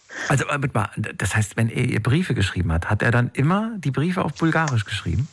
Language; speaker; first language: German; native; German